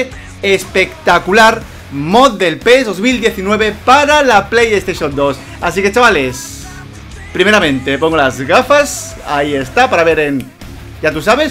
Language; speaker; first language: Spanish; native; Spanish